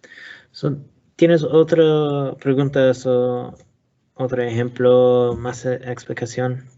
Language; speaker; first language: Spanish; non-native, learner; English